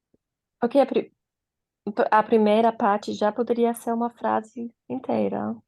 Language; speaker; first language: Portuguese; non-native, fluent; German